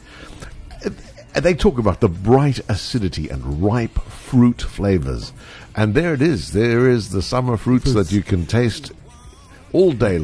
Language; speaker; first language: English; native; English